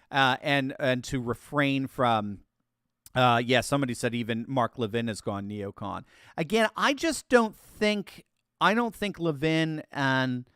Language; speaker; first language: English; native; English